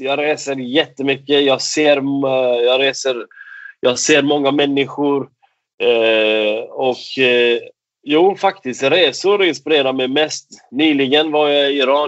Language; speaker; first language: Swedish; non-native, fluent; Persian